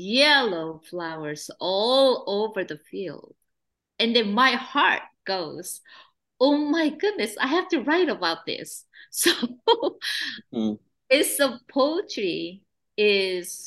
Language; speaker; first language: English; non-native, fluent; Korean